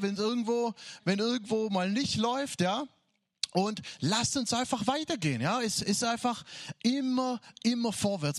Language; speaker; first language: German; native; German